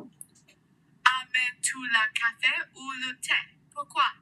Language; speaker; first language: French; non-native, learner; English